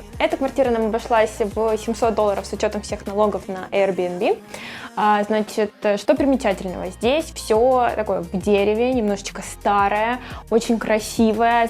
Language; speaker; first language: Russian; native; Russian